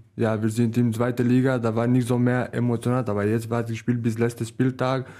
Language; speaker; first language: German; non-native, learner; Romanian